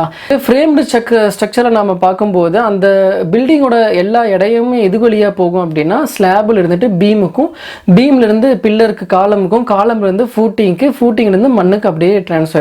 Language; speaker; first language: Tamil; native; Tamil